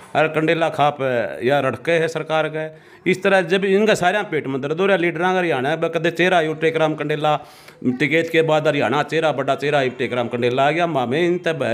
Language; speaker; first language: Hindi; native; Hindi